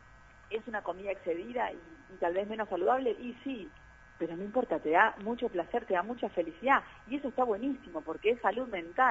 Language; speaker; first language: Spanish; native; Spanish